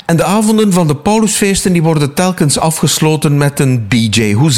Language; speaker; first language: Dutch; native; Dutch